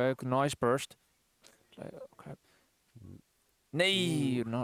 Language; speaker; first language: English; non-native, fluent; Icelandic